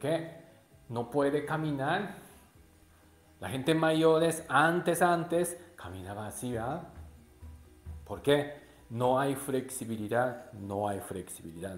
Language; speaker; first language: Spanish; non-native, learner; Japanese